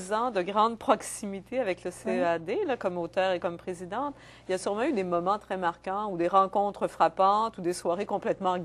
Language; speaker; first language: French; native; French